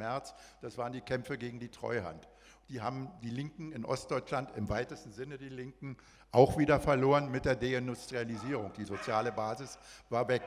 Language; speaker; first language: German; native; German